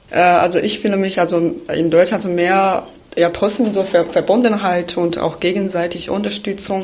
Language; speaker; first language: German; non-native, fluent; Chinese